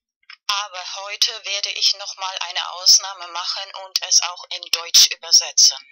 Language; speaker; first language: German; non-native, learner; Spanish